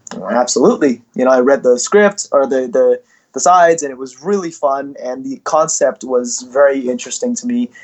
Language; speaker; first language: English; early bilingual, other home language; Indonesian